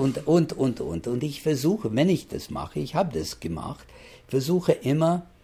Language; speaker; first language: German; non-native, fluent; English